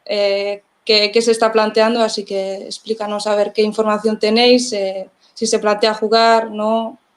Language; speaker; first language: Spanish; non-native, local second language; Basque